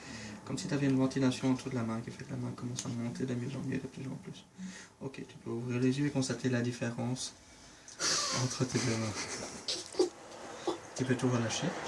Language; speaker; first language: French; native; French